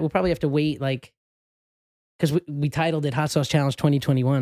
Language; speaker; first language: English; native; English